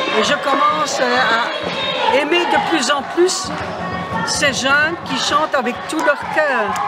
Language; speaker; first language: French; non-native, local second language; Kinyarwanda